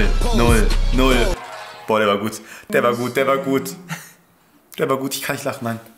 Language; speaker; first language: German; native; German